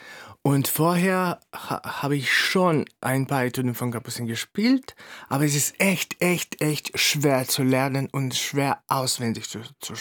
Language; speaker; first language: German; non-native, fluent; Russian